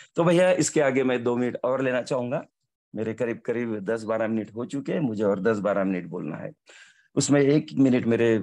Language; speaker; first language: Hindi; non-native, local second language; Marathi